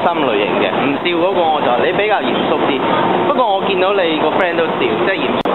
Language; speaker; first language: Cantonese; native; Cantonese